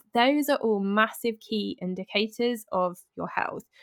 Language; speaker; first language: English; native; English